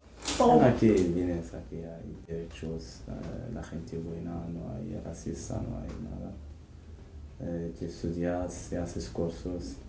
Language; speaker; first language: Spanish; non-native, learner; Arabic